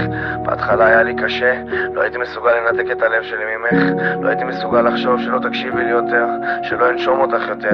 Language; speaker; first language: Hebrew; native; Hebrew